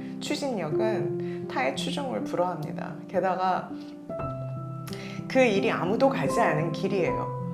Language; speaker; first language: Korean; native; Korean